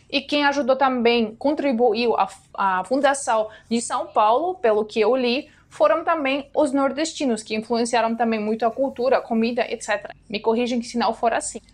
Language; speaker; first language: Portuguese; non-native, fluent; Russian